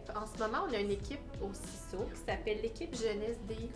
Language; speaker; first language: French; native; French